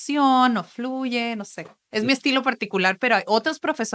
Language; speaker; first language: Spanish; native; Spanish